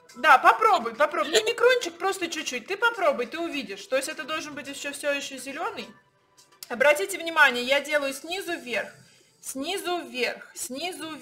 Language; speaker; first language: Russian; native; Russian